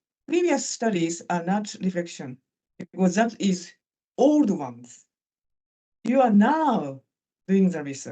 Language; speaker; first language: English; non-native, fluent; Japanese